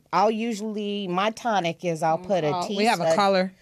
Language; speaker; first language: English; native; English